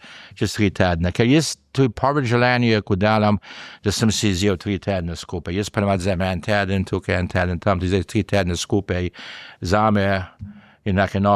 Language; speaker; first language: Slovenian; early bilingual, heritage; English